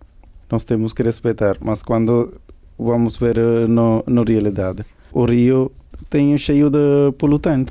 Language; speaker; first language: Portuguese; non-native, learner; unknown